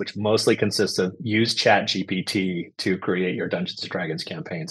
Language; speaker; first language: English; native; English